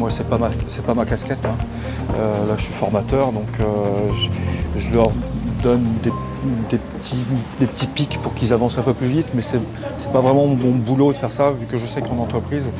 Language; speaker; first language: French; native; French